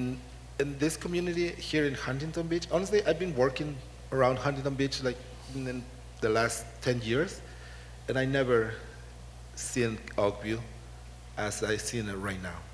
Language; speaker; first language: English; non-native, fluent; Spanish